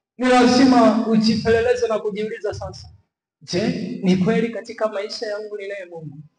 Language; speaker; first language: Swahili; native; Swahili